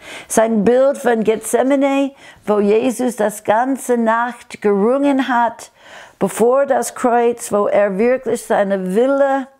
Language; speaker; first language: German; non-native, fluent; English